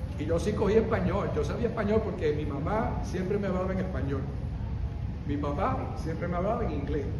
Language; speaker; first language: Spanish; early bilingual, heritage; Spanish